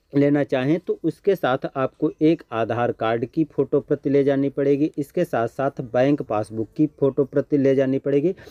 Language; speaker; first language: Hindi; native; Hindi